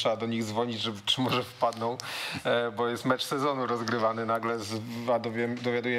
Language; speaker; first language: Polish; native; Polish